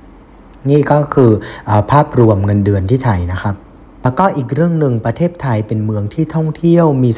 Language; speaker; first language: Thai; non-native, fluent; Vietnamese